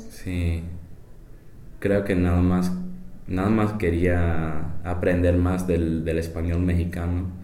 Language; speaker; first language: Spanish; non-native, fluent; English